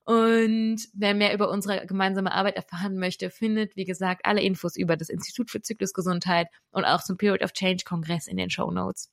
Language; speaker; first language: German; native; German